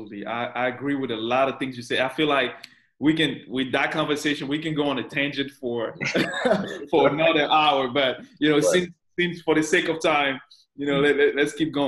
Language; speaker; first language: English; non-native, fluent; French